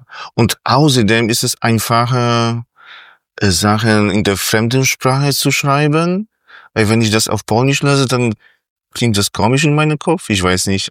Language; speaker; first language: German; non-native, fluent; Polish